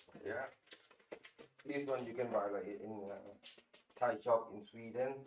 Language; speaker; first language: English; non-native, learner; Thai